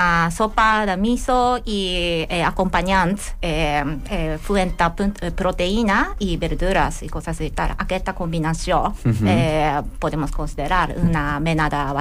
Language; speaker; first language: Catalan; non-native, learner; Japanese